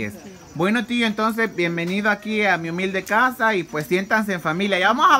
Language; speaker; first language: Spanish; native; Spanish